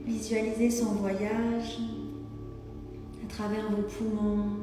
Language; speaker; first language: French; native; French